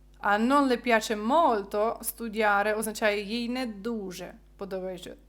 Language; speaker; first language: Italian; non-native, fluent; Ukrainian